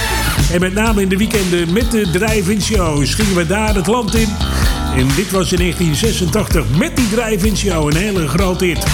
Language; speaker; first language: Dutch; native; Dutch